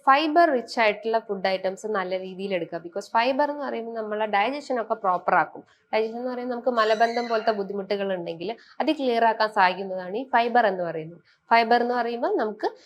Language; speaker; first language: Malayalam; native; Malayalam